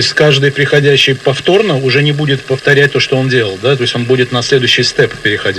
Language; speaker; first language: Russian; native; Russian